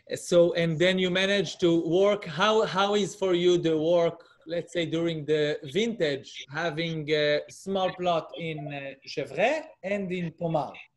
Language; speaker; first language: English; non-native, fluent; Hebrew